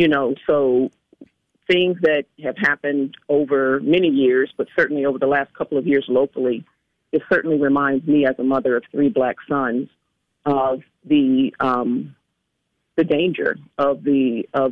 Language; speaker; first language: English; native; English